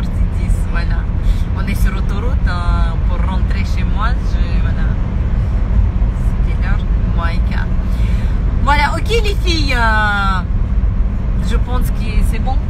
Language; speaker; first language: French; non-native, fluent; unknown